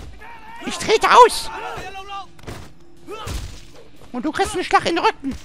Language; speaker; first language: German; native; German